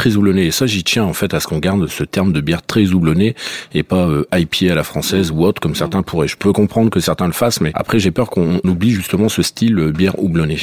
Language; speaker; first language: French; native; French